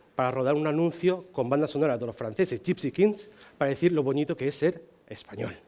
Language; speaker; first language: Spanish; non-native, fluent; Chinese